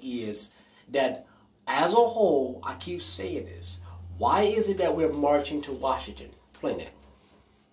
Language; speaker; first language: English; native; English